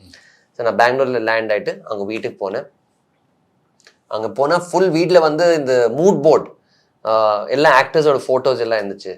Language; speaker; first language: Tamil; non-native, fluent; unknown